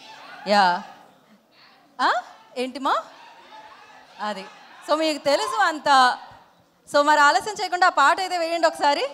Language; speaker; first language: Telugu; native; Telugu